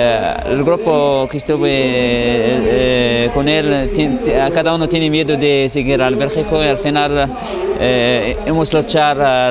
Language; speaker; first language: Spanish; non-native, fluent; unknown